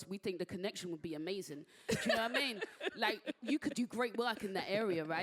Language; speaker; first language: English; native; English